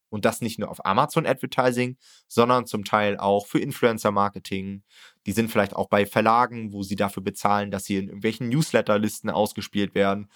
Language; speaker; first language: German; native; German